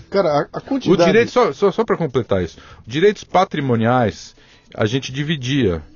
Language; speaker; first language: Portuguese; native; Portuguese